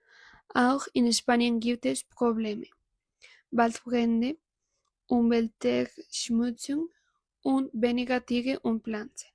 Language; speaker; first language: German; non-native, learner; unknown